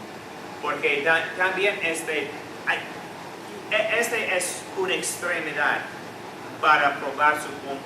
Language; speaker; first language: Spanish; non-native, fluent; English